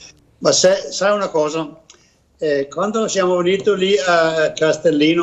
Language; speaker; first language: Italian; non-native, learner; Danish